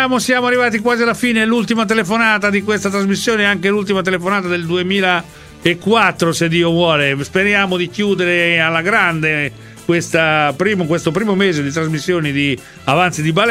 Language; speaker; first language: Italian; native; Italian